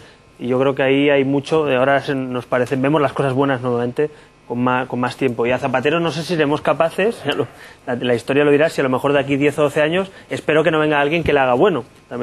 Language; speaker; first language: Spanish; native; Spanish